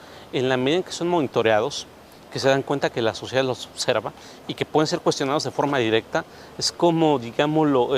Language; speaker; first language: Spanish; native; Spanish